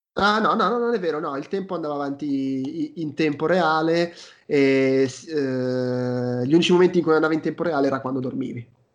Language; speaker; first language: Italian; native; Italian